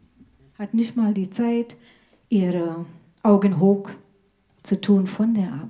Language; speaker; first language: German; non-native, fluent; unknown